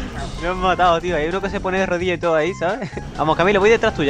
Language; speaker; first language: Spanish; native; Spanish